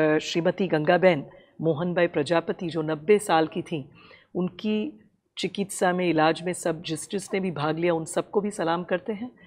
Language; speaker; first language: Hindi; non-native, local second language; Tamil